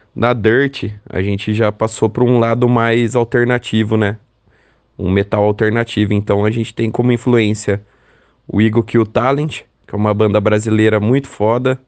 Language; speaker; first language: Portuguese; native; Portuguese